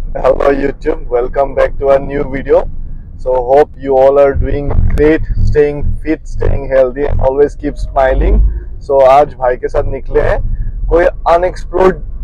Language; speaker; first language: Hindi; non-native, local second language; Assamese